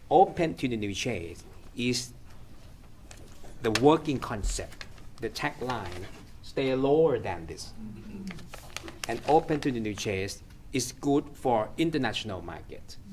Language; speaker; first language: English; non-native, fluent; Thai